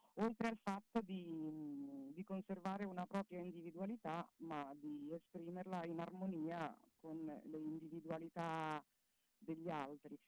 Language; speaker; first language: Italian; native; Italian